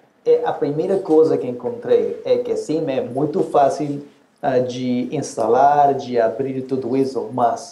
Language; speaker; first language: Portuguese; non-native, fluent; Spanish